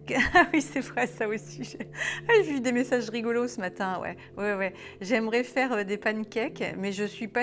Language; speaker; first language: French; native; French